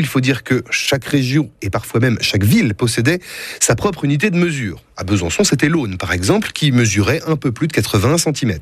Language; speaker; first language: French; native; French